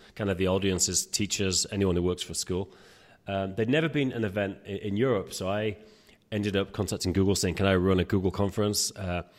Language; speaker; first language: English; native; English